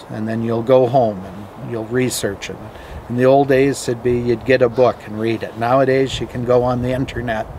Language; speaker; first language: English; native; English